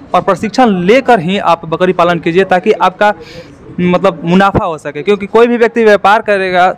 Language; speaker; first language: Hindi; native; Hindi